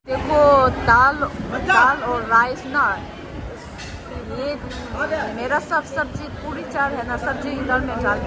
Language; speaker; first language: Hindi; non-native, fluent; Tibetan